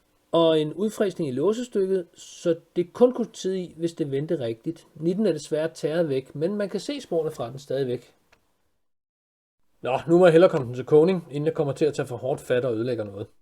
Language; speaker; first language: Danish; native; Danish